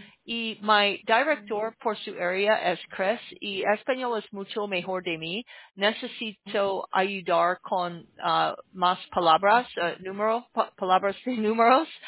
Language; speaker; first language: Spanish; non-native, learner; English